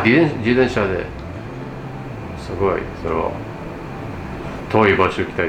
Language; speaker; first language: Japanese; non-native, learner; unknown